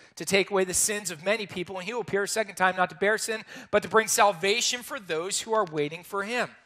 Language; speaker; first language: English; native; English